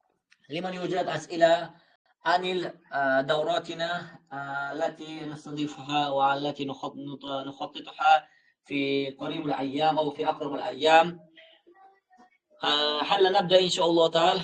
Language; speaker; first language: Arabic; non-native, fluent; Uzbek